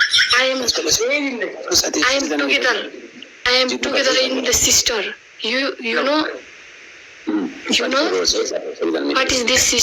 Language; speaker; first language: English; non-native, learner; Nepali